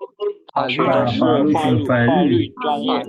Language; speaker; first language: Chinese; non-native, learner; Indonesian